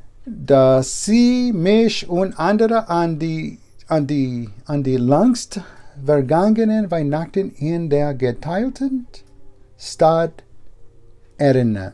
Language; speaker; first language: German; non-native, learner; English